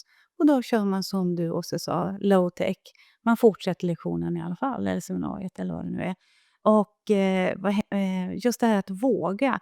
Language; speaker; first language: Swedish; native; Swedish